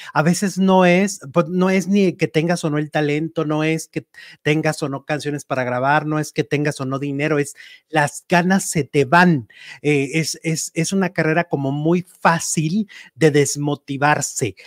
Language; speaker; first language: Spanish; native; Spanish